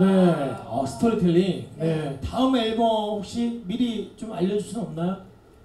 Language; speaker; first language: Korean; native; Korean